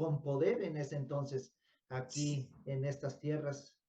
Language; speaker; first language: Spanish; native; Spanish